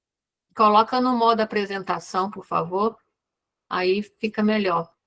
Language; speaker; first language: Portuguese; native; Portuguese